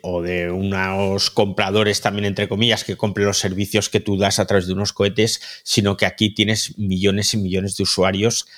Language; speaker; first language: Spanish; native; Spanish